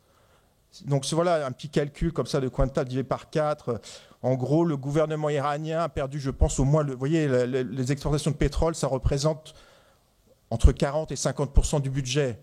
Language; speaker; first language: French; native; French